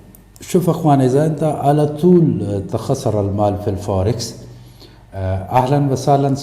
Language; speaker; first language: Arabic; non-native, learner; Urdu